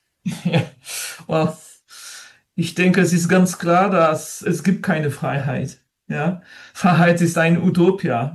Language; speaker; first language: German; non-native, fluent; French